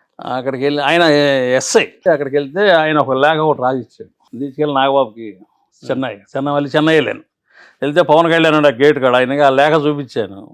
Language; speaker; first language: Telugu; native; Telugu